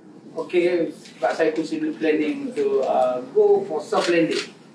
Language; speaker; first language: English; non-native, local second language; Malay